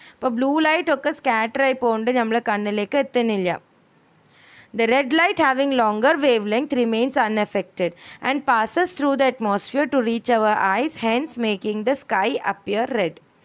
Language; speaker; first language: English; non-native, local second language; Malayalam